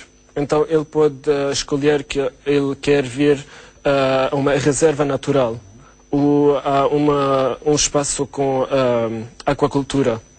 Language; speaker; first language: Portuguese; non-native, learner; Arabic